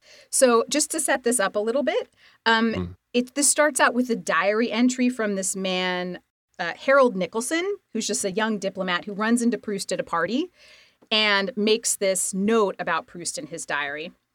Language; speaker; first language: English; native; English